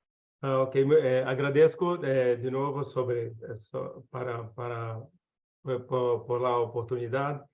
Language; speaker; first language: Spanish; non-native, learner; Portuguese